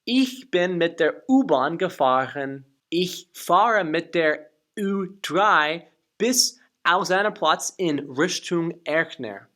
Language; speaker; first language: German; non-native, fluent; English